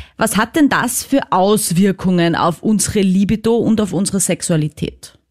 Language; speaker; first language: German; native; German